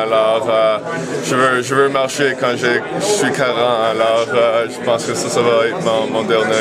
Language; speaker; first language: French; non-native, local second language; English